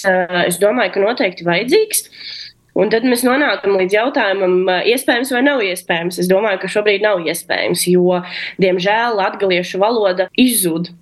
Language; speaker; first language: Latvian; non-native, local second language; Russian